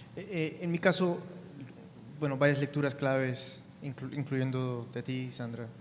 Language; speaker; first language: Spanish; early bilingual, heritage; Spanish